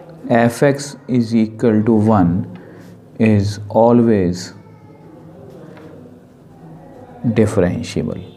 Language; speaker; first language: Hindi; native; Hindi